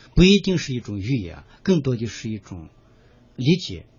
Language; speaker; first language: Chinese; native; Chinese